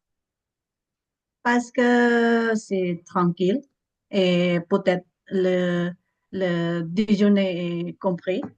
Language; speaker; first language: French; non-native, learner; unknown